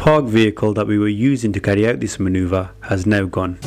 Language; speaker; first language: English; native; English